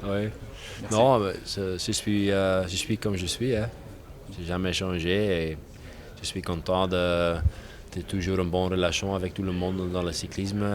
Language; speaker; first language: French; non-native, learner; Dutch